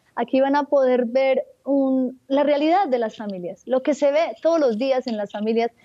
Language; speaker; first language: Spanish; native; Spanish